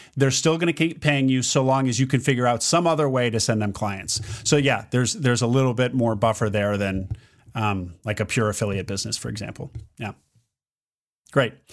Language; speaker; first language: English; native; English